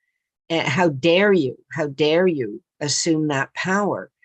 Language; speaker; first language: English; native; English